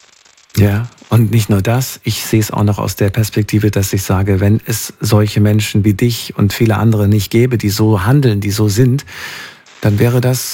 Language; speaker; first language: German; native; German